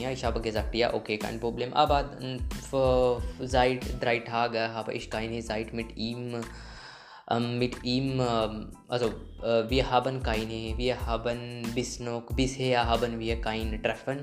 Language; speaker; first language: German; non-native, learner; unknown